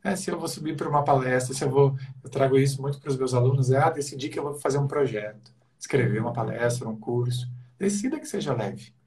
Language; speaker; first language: Portuguese; native; Portuguese